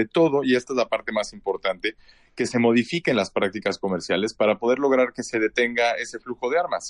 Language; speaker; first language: Spanish; native; Spanish